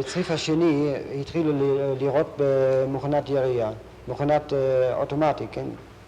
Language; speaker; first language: Hebrew; non-native, fluent; German